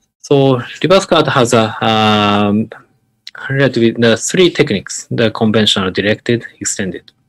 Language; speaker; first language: English; non-native, learner; Japanese